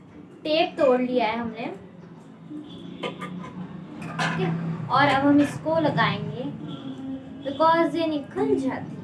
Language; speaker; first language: Hindi; native; Hindi